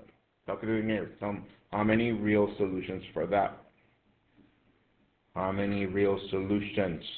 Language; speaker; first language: English; native; English